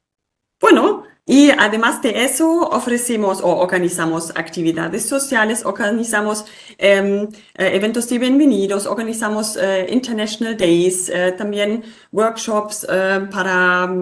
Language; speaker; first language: Spanish; non-native, fluent; German